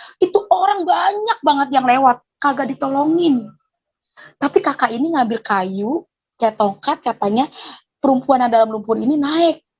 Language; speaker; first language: Indonesian; native; Indonesian